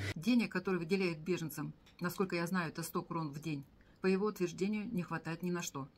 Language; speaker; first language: Russian; native; Russian